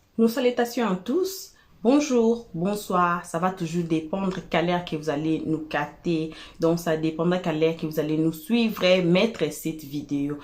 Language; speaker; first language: French; non-native, local second language; Lingala